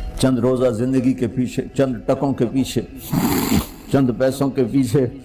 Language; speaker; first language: Urdu; non-native, local second language; Punjabi